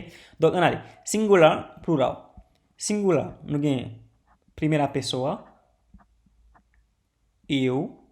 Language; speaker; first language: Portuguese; non-native, learner; Haitian Creole